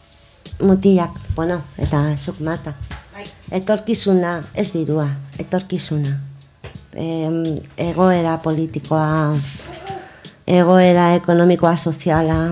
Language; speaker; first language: Basque; non-native, local second language; Spanish